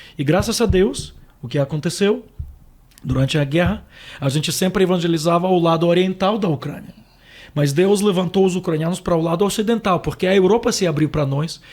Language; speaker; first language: Portuguese; non-native, fluent; Ukrainian